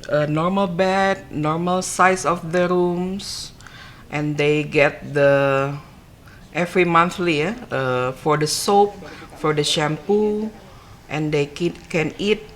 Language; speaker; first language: English; non-native, learner; Indonesian